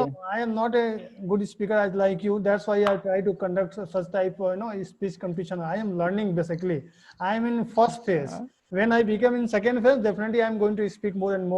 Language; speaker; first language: English; non-native, learner; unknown